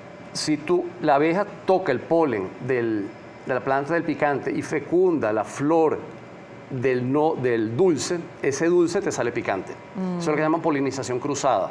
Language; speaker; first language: Spanish; native; Spanish